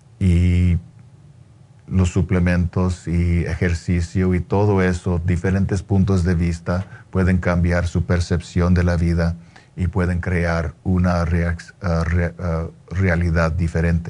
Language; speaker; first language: Spanish; early bilingual, heritage; Spanish